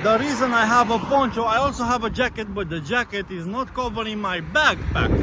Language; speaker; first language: English; non-native, fluent; Romanian